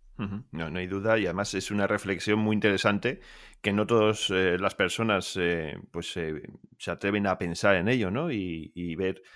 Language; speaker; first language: Spanish; native; Spanish